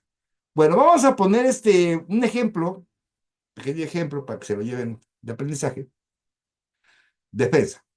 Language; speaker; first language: Spanish; native; Spanish